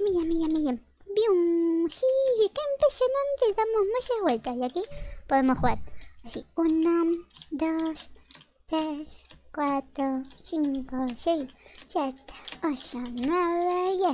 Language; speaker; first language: Spanish; native; Spanish